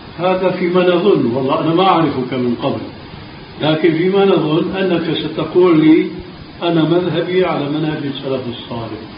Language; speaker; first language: Arabic; early bilingual, other home language; Albanian